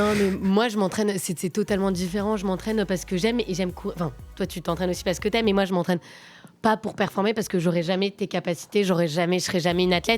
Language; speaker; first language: French; native; French